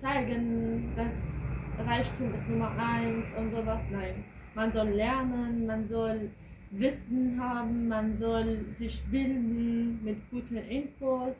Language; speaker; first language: German; early bilingual, other home language; Kurdish